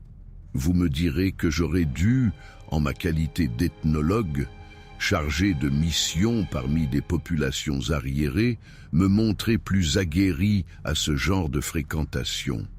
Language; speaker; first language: French; native; French